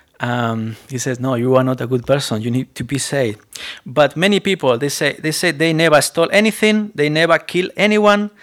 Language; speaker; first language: English; non-native, fluent; Spanish